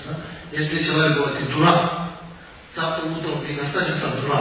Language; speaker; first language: Russian; non-native, learner; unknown